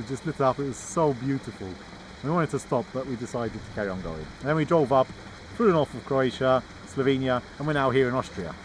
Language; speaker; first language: English; native; English